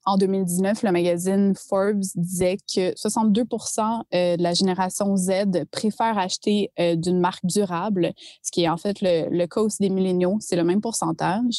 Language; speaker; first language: French; native; French